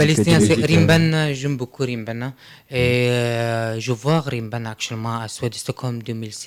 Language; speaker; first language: French; non-native, learner; Arabic